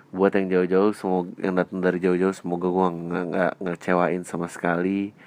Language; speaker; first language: Indonesian; native; Indonesian